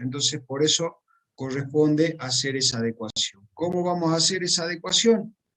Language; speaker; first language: Spanish; native; Spanish